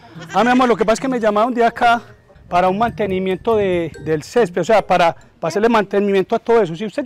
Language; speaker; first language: Spanish; native; Spanish